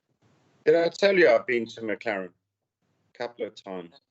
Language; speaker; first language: English; native; English